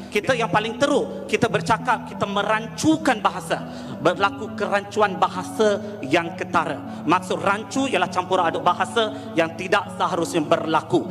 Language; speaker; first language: Malay; non-native, local second language; Tamil